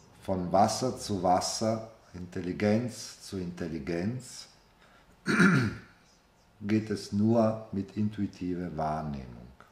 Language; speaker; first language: German; non-native, fluent; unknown